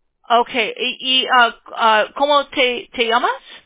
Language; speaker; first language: Spanish; non-native, learner; English